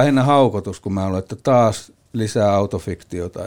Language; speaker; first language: Finnish; native; Finnish